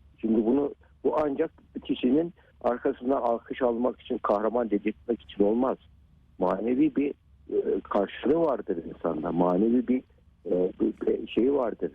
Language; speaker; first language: Turkish; native; Turkish